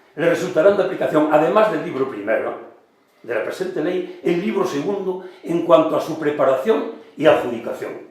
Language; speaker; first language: Spanish; non-native, local second language; Galician